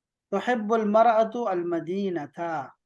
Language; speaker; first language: Arabic; non-native, fluent; Urdu